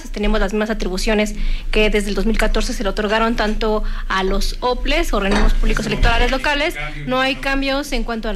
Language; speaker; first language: Spanish; native; Spanish